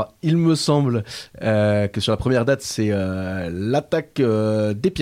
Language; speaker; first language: French; native; French